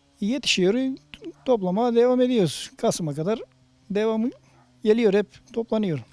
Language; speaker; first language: Turkish; native; Turkish